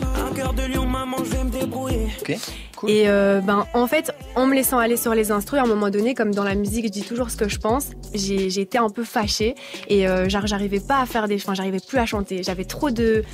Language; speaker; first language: French; native; French